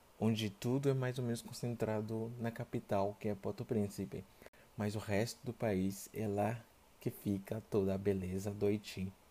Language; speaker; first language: Portuguese; non-native, fluent; Haitian Creole